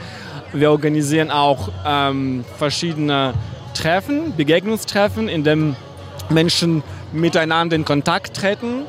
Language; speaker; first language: German; non-native, fluent; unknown